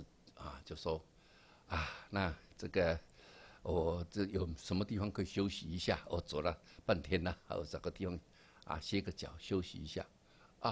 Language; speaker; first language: Chinese; native; Chinese